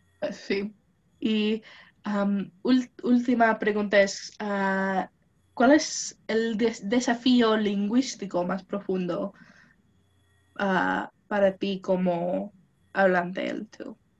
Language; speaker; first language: Spanish; non-native, fluent; English